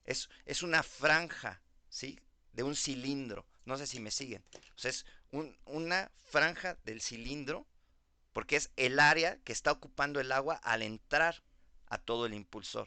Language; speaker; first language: Spanish; native; Spanish